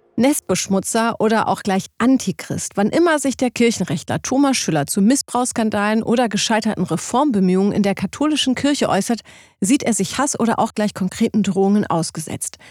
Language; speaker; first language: German; early bilingual, other home language; Arabic